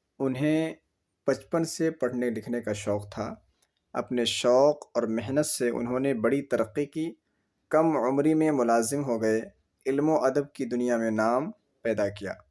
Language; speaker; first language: Urdu; native; Urdu